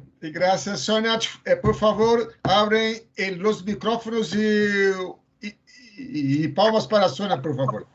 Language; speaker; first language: Spanish; non-native, learner; Portuguese